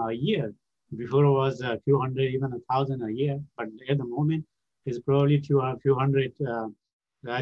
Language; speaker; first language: English; non-native, local second language; Gurung